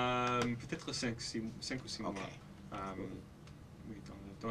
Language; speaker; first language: French; non-native, local second language; English